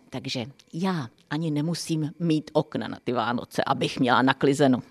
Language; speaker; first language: Czech; native; Czech